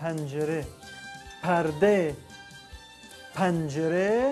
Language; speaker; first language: Persian; non-native, learner; Arabic